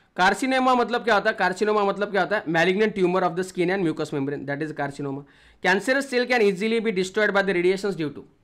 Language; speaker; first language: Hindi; non-native, local second language; Marathi